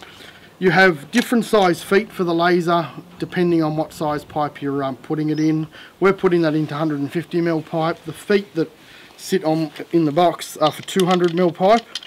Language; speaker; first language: English; native; English